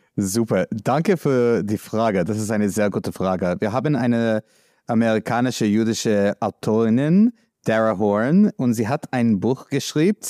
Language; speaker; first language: German; non-native, learner; English